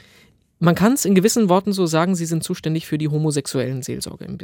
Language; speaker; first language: German; native; German